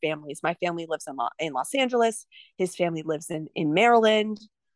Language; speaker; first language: English; native; English